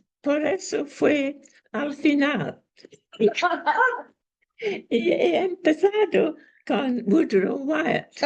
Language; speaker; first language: Spanish; non-native, learner; English